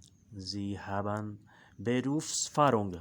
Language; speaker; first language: German; non-native, learner; Urdu